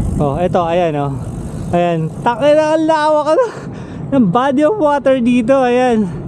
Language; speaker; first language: Filipino; non-native, local second language; Pampanga